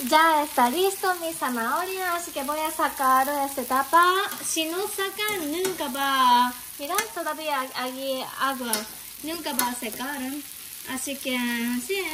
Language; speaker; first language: Spanish; non-native, learner; Japanese